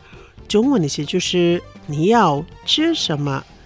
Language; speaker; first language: Chinese; non-native, fluent; Indonesian